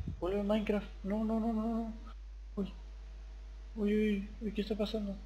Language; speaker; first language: Spanish; native; Spanish